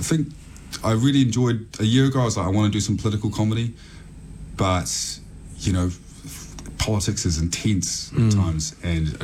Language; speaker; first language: English; native; English